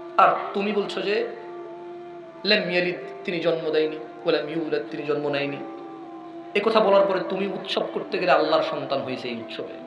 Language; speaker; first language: Bangla; early bilingual, heritage; Bangla